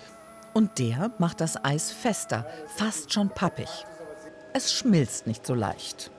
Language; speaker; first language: German; native; German